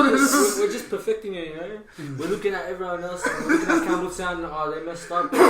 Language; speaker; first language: English; native; English